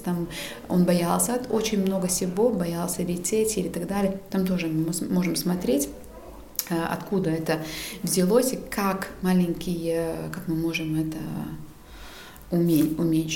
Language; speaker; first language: Russian; non-native, local second language; Latvian